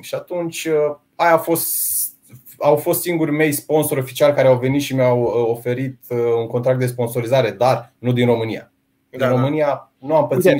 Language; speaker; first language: Romanian; native; Romanian